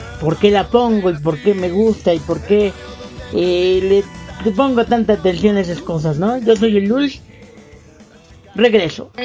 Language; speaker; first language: Spanish; native; Spanish